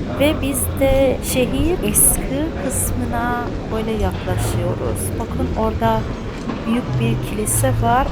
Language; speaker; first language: Turkish; non-native, fluent; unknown